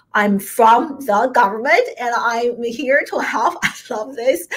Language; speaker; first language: English; non-native, fluent; Chinese